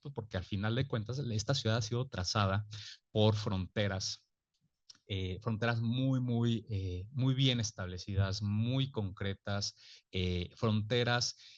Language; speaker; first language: Spanish; native; Spanish